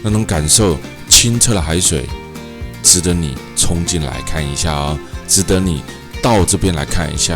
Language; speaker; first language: Chinese; native; Chinese